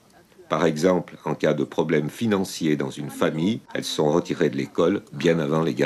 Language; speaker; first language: French; native; French